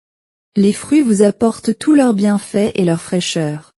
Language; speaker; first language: French; non-native, learner; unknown